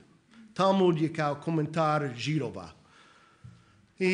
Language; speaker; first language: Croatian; non-native, fluent; English